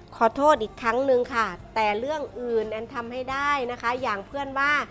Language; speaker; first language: Thai; non-native, local second language; Northeastern Thai